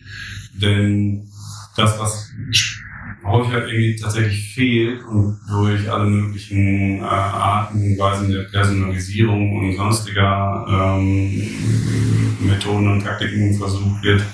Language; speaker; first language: German; native; German